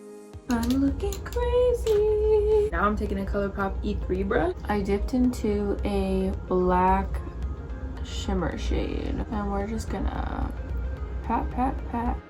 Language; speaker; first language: English; native; English